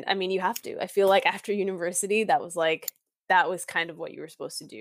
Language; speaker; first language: English; native; English